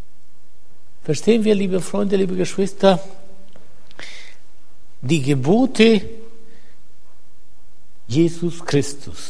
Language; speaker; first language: German; non-native, fluent; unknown